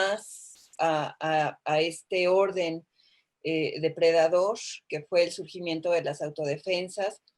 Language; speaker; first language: Spanish; native; Spanish